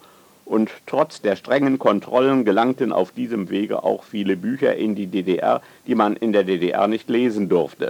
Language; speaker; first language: German; native; German